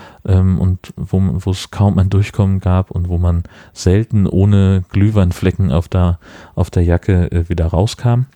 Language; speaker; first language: German; native; German